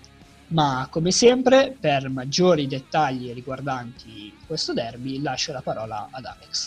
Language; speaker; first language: Italian; native; Italian